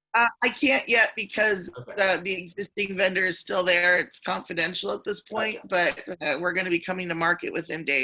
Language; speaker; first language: English; native; English